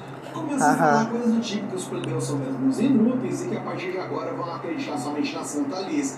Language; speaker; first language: Portuguese; native; Portuguese